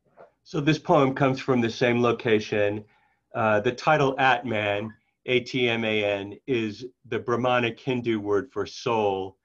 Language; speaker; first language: English; native; English